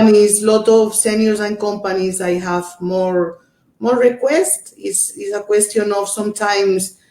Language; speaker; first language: English; non-native, learner; Portuguese